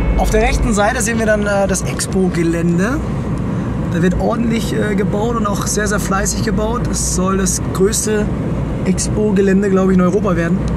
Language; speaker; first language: German; early bilingual, other home language; Turkish